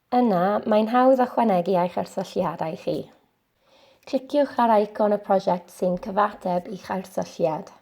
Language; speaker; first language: Welsh; non-native, local second language; English